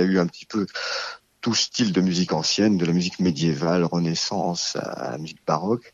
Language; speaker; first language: French; native; French